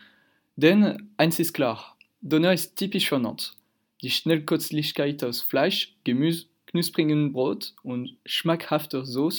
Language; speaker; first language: German; non-native, learner; French